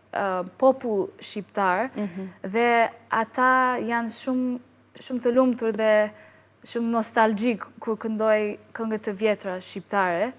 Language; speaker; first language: Albanian; non-native, learner; English